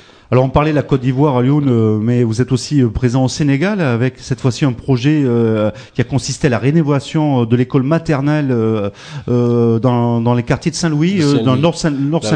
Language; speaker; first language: French; native; French